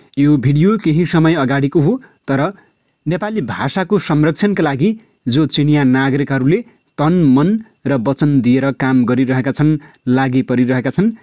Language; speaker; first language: Nepali; native; Nepali